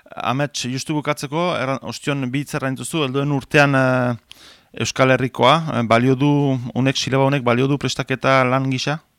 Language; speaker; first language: Basque; native; Basque